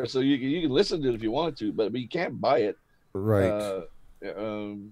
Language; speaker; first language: English; native; English